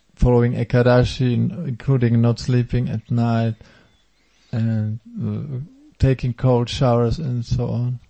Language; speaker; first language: English; non-native, fluent; Czech